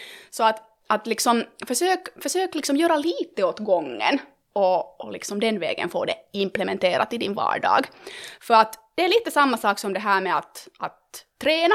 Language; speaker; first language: Swedish; native; Swedish